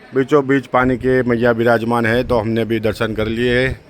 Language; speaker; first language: Hindi; non-native, local second language; Gujarati